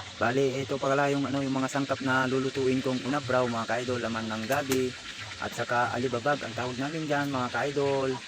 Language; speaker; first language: Filipino; non-native, local second language; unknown